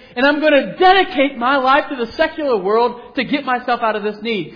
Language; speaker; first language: English; native; English